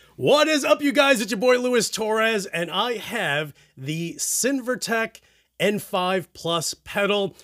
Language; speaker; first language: English; early bilingual, other home language; Spanish